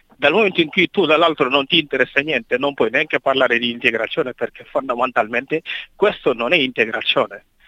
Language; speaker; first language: Italian; non-native, fluent; Wolof